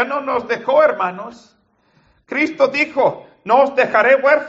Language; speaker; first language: Spanish; non-native, fluent; English